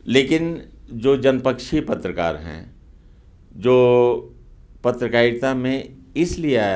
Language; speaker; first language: Hindi; native; Hindi